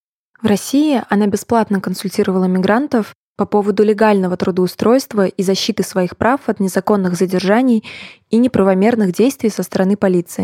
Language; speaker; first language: Russian; native; Russian